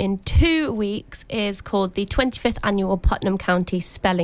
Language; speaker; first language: English; native; English